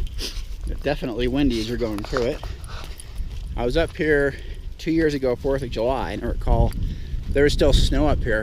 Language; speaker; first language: English; native; English